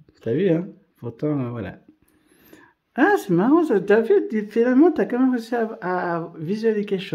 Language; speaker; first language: French; native; French